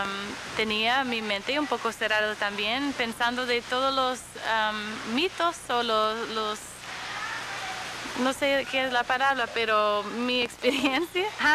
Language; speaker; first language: Spanish; non-native, fluent; English